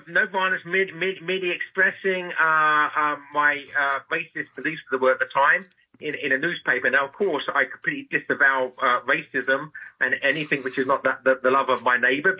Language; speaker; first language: English; native; English